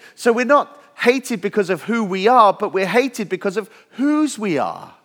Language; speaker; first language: English; native; English